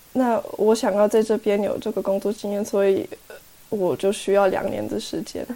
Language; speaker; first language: Chinese; early bilingual, heritage; Chinese